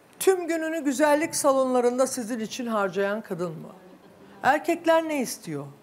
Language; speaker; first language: Turkish; native; Turkish